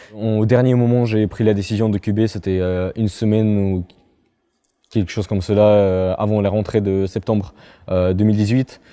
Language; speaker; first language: French; non-native, fluent; Russian